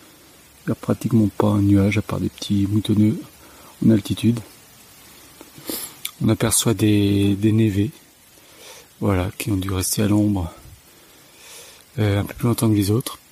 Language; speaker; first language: French; native; French